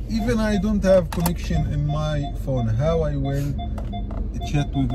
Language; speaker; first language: English; non-native, learner; Arabic